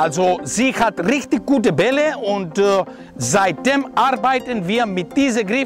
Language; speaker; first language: German; non-native, fluent; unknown